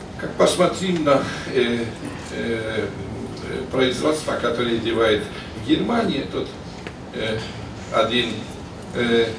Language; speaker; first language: Russian; non-native, learner; Polish